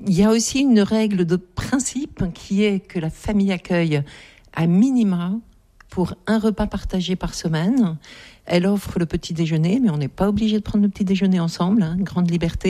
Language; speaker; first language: French; native; French